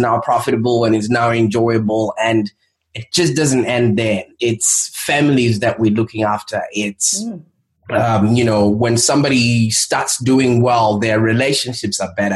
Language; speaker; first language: English; non-native, local second language; Shona